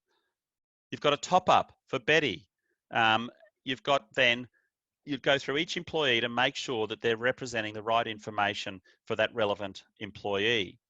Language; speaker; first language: English; native; English